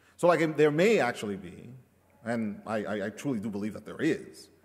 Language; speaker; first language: English; early bilingual, other home language; Spanish